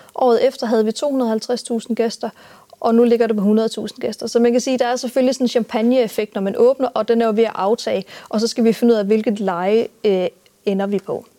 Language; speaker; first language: Danish; native; Danish